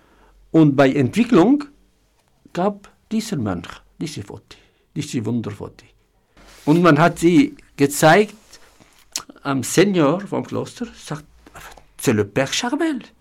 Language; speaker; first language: German; non-native, fluent; Arabic